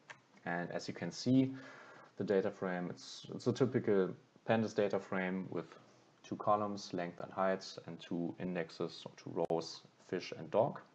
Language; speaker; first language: English; non-native, fluent; German